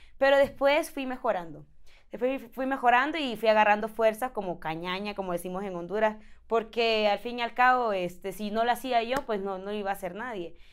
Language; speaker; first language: Spanish; native; Spanish